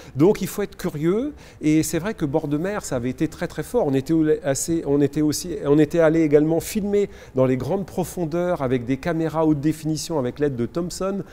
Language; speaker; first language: French; native; French